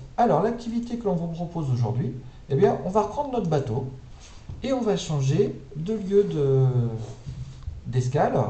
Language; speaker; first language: French; native; French